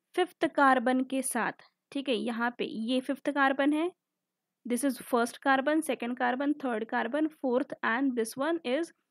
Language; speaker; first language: Hindi; native; Hindi